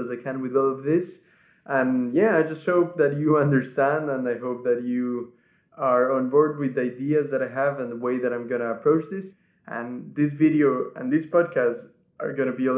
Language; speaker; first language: English; non-native, fluent; Spanish